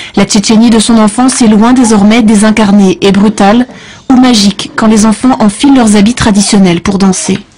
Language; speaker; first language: French; native; French